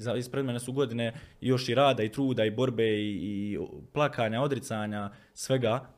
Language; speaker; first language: Croatian; native; Croatian